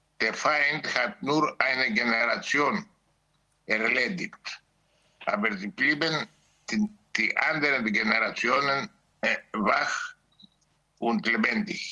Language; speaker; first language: German; non-native, learner; Greek